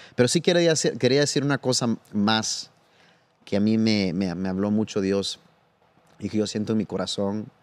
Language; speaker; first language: Spanish; early bilingual, heritage; Spanish